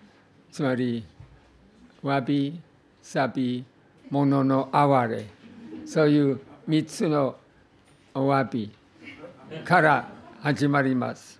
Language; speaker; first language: Japanese; non-native, fluent; English